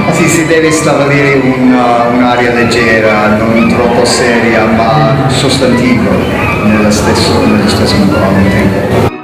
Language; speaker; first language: Italian; non-native, learner; English